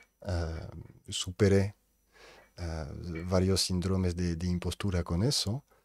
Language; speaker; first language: Spanish; non-native, fluent; French